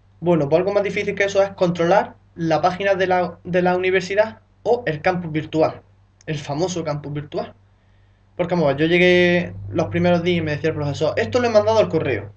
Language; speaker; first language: Spanish; native; Spanish